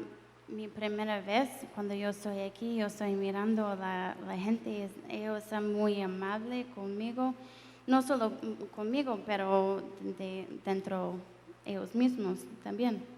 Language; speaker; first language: Spanish; non-native, learner; English